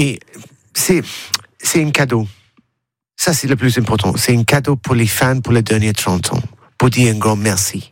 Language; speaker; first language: French; non-native, learner; English